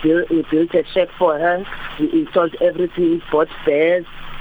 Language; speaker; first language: English; non-native, local second language; Afrikaans